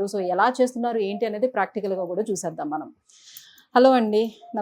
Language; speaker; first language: Telugu; native; Telugu